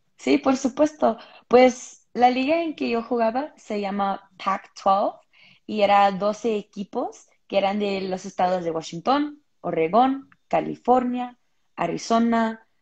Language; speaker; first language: Spanish; early bilingual, heritage; Spanish